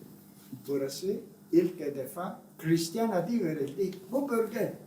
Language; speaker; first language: Turkish; non-native, learner; Italian